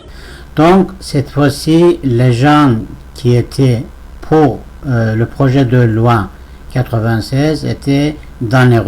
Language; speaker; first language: French; non-native, fluent; Turkish